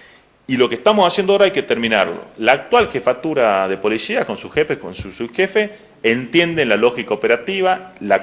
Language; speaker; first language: Spanish; native; Spanish